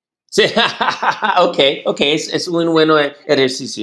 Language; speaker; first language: Spanish; non-native, learner; English